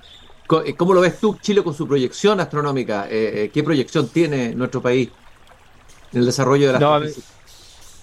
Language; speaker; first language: Spanish; non-native, fluent; English